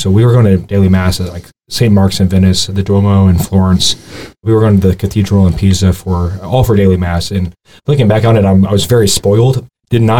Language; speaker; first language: English; native; English